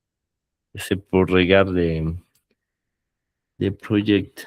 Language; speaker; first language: French; non-native, learner; Spanish